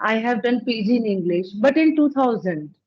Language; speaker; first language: English; non-native, learner; Punjabi